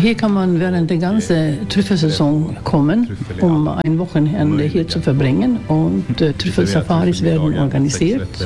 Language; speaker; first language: Swedish; non-native, learner; German